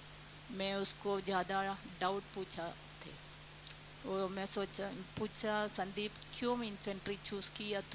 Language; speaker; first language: Hindi; non-native, local second language; Malayalam